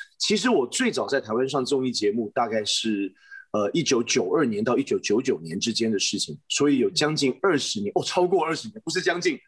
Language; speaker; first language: Chinese; native; Chinese